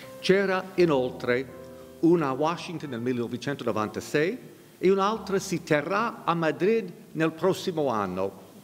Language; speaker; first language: Italian; non-native, fluent; English